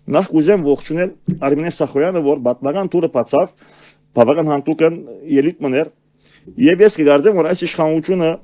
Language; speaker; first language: Armenian; early bilingual, heritage; Armenian